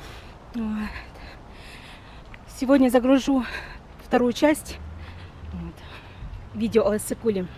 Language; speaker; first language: Russian; native; Russian